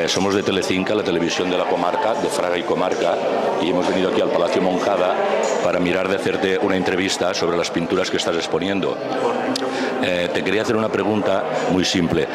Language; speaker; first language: Spanish; non-native, local second language; Catalan